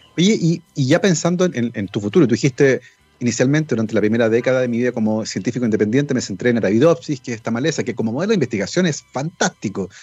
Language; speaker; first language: Spanish; native; Spanish